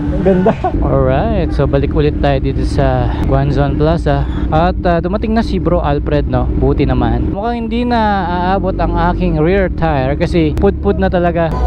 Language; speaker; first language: Filipino; non-native, local second language; Pampanga